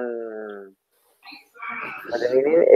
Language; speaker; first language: English; non-native, learner; Spanish